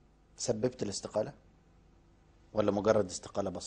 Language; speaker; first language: Arabic; native; Arabic